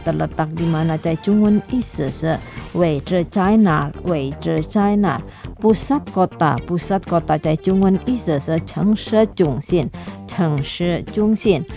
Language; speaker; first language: Chinese; non-native, fluent; Indonesian